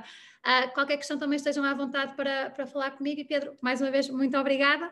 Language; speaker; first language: Portuguese; native; Portuguese